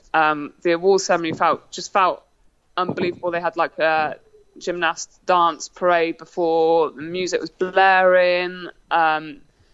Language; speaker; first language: English; native; English